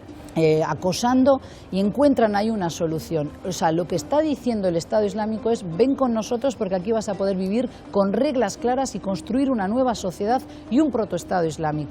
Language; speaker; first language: Spanish; native; Spanish